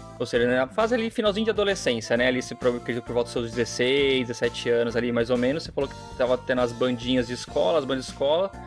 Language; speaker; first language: Portuguese; native; Portuguese